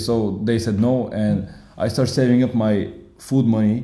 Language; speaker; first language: English; non-native, fluent; Bulgarian